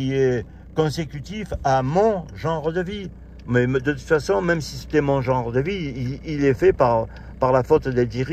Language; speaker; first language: French; native; French